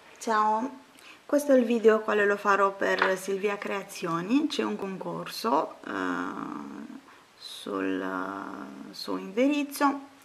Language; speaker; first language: Italian; non-native, fluent; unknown